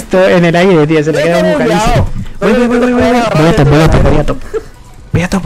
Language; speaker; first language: Spanish; native; Spanish